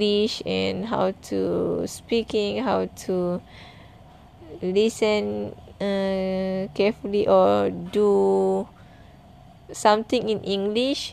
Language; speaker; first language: English; non-native, learner; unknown